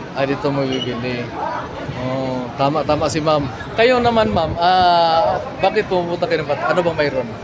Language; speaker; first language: Filipino; non-native, local second language; Cebuano